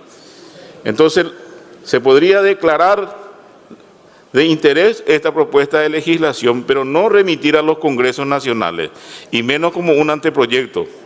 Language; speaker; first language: Spanish; native; Spanish